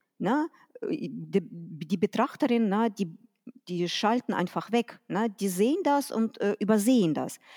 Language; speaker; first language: German; non-native, fluent; Russian